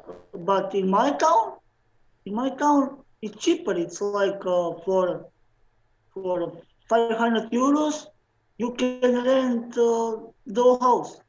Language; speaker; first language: English; non-native, learner; Slovenian